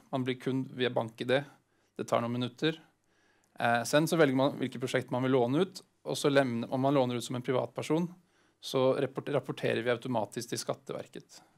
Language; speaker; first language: Swedish; non-native, fluent; Norwegian